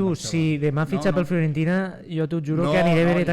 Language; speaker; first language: Catalan; native; Catalan